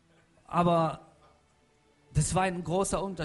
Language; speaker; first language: German; non-native, fluent; Russian